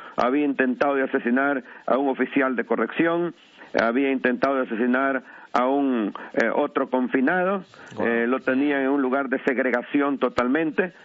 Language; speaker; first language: Spanish; native; Spanish